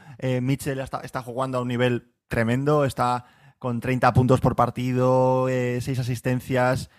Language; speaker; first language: Spanish; native; Spanish